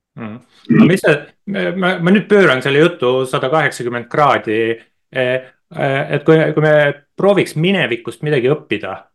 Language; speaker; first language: Estonian; native; Estonian